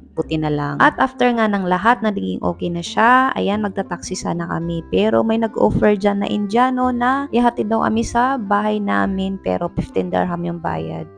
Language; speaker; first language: Filipino; non-native, local second language; Cebuano